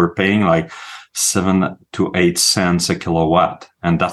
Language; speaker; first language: English; non-native, fluent; French